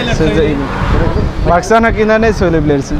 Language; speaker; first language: Turkish; non-native, learner; Urdu